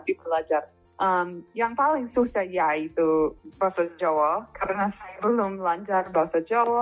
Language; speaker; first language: Indonesian; non-native, fluent; English